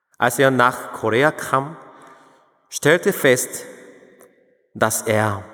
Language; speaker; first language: German; non-native, fluent; Korean